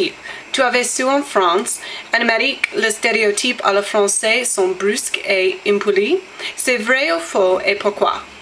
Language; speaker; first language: French; non-native, learner; English